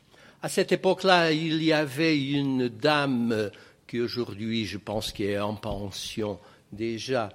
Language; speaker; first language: French; non-native, fluent; Portuguese